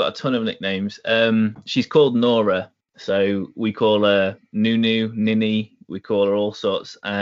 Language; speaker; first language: English; native; English